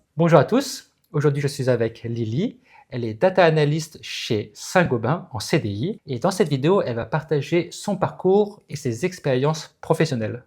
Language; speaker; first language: French; native; French